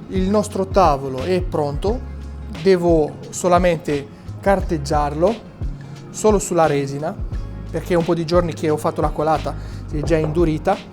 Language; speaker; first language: Italian; native; Italian